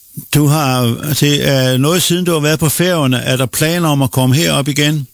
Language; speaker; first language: Danish; non-native, local second language; Faroese